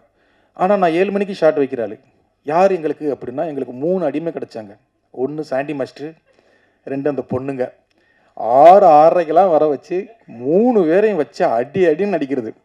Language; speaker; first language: Tamil; native; Tamil